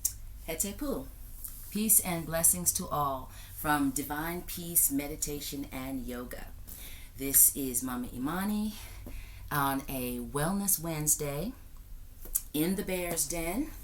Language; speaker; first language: English; native; English